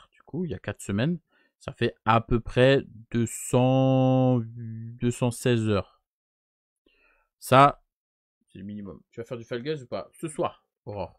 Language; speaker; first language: French; native; French